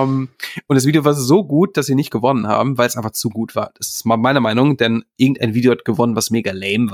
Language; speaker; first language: German; native; German